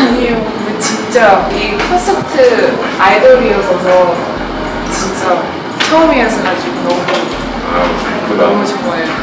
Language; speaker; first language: Korean; non-native, fluent; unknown